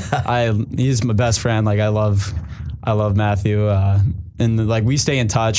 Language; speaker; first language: English; native; English